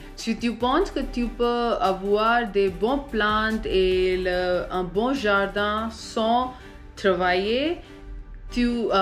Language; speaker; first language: French; non-native, fluent; Hindi